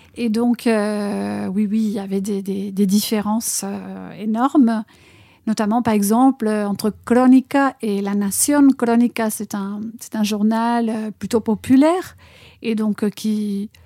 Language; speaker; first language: French; non-native, fluent; Spanish